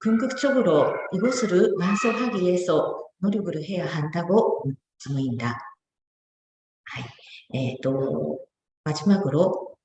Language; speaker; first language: Korean; non-native, fluent; Japanese